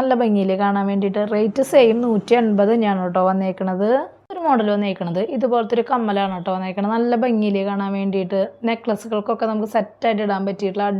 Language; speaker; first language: Malayalam; native; Malayalam